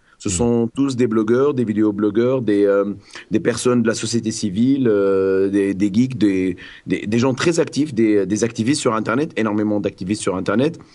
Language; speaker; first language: French; non-native, local second language; Arabic